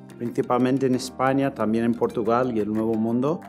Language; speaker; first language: Spanish; non-native, fluent; English